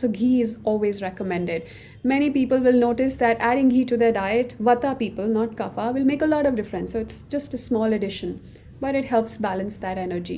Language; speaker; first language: English; non-native, local second language; Hindi